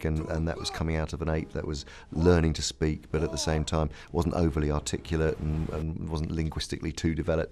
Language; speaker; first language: English; native; English